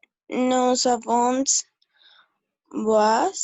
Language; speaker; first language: French; non-native, learner; Spanish